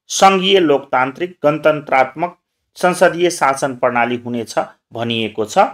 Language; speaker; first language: Nepali; non-native, local second language; Maithili